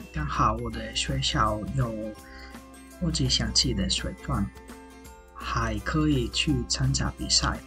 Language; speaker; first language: Chinese; non-native, fluent; Italian